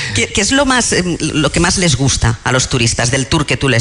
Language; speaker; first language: Spanish; native; Spanish